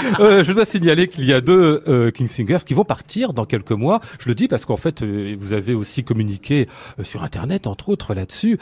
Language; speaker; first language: French; native; French